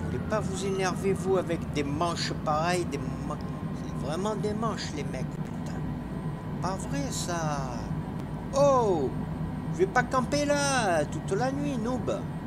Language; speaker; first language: French; native; French